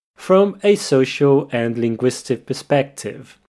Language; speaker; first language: English; non-native, fluent; Portuguese